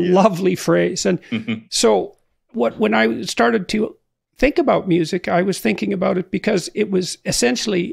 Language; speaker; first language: English; native; English